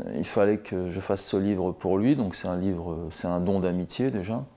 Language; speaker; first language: French; native; French